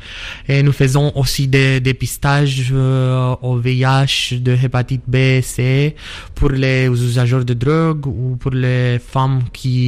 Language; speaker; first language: French; non-native, learner; Romanian